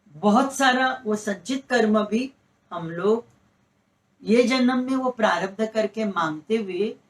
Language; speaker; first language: Hindi; non-native, local second language; Marathi